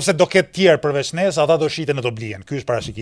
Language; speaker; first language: Albanian; native; Albanian